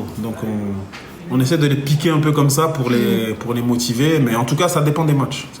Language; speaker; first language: French; native; French